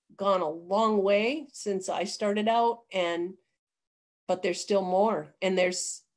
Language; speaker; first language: English; native; English